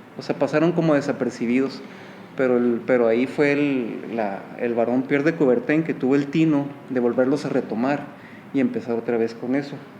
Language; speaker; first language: Spanish; native; Spanish